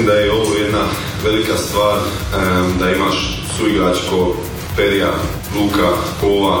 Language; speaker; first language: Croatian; early bilingual, heritage; Croatian